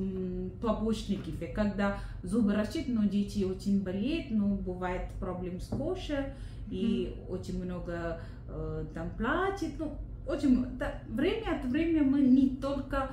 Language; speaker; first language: Russian; non-native, learner; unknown